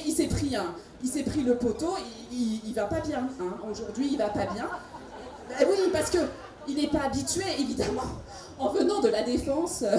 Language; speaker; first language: French; native; French